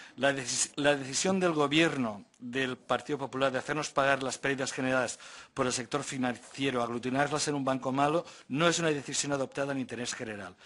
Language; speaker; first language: Spanish; non-native, local second language; Catalan